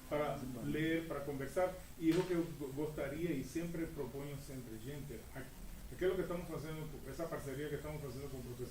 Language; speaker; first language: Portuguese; non-native, fluent; Spanish